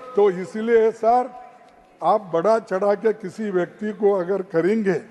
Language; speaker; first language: Hindi; non-native, local second language; Kannada